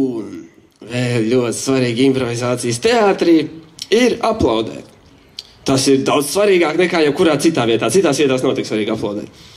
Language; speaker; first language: Latvian; native; Latvian